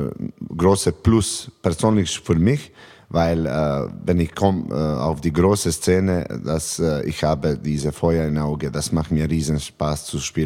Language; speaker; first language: German; non-native, fluent; Serbian